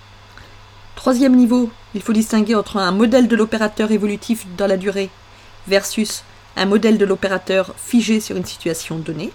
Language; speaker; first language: French; native; French